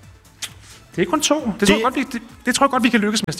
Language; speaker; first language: Danish; native; Danish